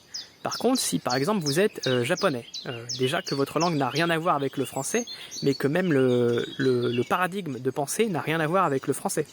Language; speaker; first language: French; native; French